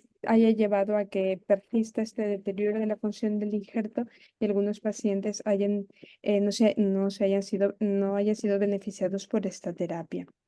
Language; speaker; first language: Spanish; native; Spanish